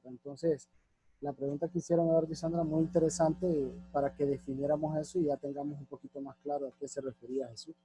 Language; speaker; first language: Spanish; native; Spanish